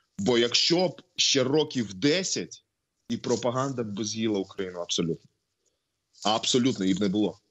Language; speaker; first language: Ukrainian; non-native, local second language; Russian